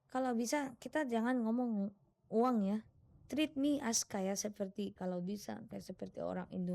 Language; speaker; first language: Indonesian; non-native, fluent; Filipino